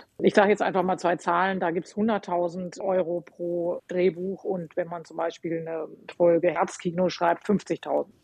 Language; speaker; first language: German; native; German